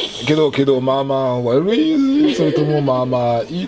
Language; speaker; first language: Japanese; non-native, learner; French